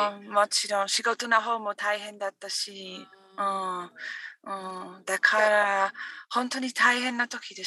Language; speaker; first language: Japanese; non-native, learner; English